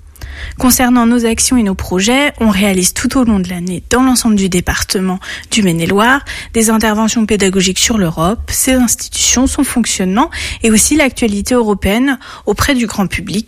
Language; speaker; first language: French; native; French